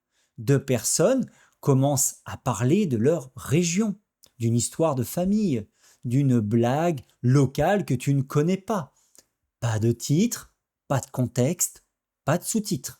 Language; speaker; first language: French; native; French